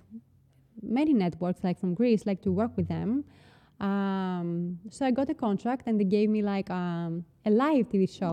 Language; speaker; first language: English; non-native, fluent; Greek